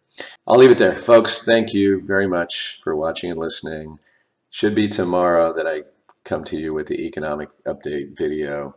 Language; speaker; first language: English; native; English